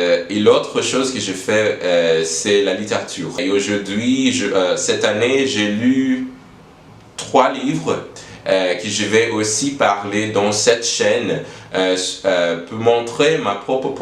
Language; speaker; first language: French; non-native, learner; English